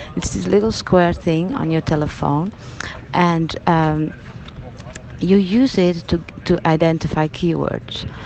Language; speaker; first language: English; non-native, fluent; Dutch